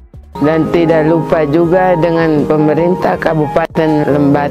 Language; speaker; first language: Indonesian; non-native, local second language; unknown